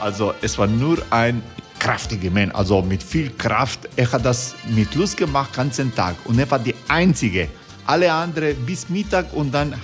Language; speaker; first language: German; non-native, learner; Croatian